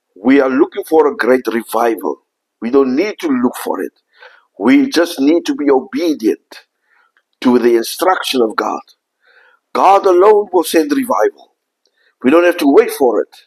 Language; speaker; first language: English; non-native, local second language; Afrikaans